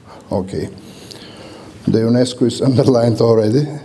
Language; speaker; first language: English; non-native, fluent; Bulgarian